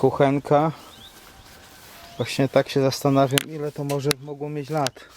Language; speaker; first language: Polish; native; Polish